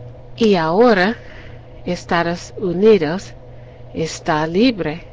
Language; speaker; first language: Spanish; non-native, learner; English